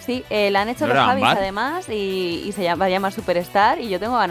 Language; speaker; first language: Spanish; native; Spanish